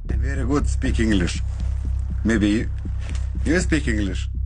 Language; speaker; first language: English; non-native, learner; Lithuanian